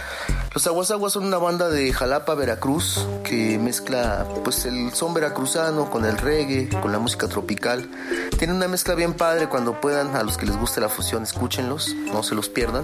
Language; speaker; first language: Spanish; native; Spanish